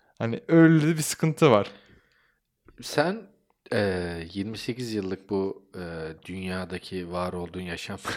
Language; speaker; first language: Turkish; native; Turkish